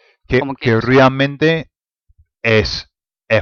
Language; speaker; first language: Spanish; non-native, fluent; English